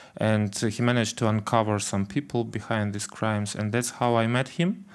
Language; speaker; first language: English; non-native, fluent; Ukrainian